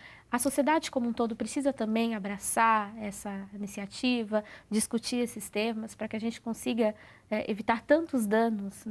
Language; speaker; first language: Portuguese; native; Portuguese